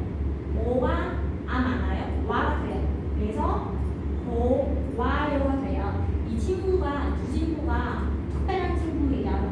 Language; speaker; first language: Korean; non-native, fluent; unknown